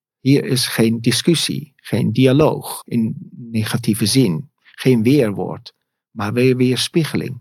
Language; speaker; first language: Dutch; non-native, fluent; Persian